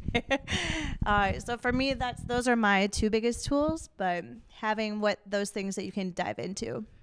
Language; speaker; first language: English; native; English